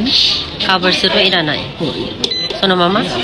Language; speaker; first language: Japanese; non-native, learner; Filipino